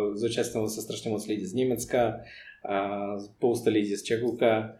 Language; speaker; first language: Czech; non-native, fluent; Russian